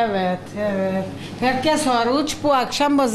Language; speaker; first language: Turkish; non-native, local second language; Arabic